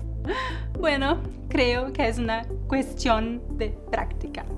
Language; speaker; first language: Spanish; non-native, learner; Portuguese